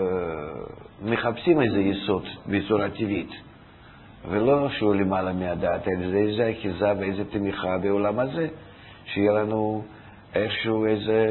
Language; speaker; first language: Hebrew; non-native, fluent; Russian